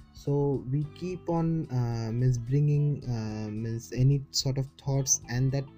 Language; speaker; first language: English; non-native, local second language; Bangla